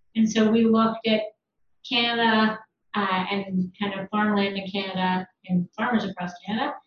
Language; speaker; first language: English; native; English